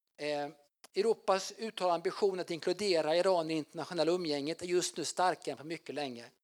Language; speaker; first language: Swedish; native; Swedish